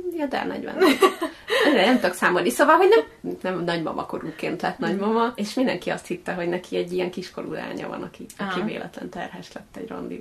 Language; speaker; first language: Hungarian; native; Hungarian